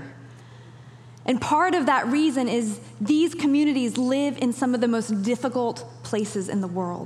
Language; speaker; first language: English; native; English